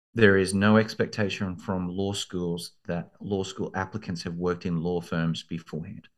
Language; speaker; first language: English; native; English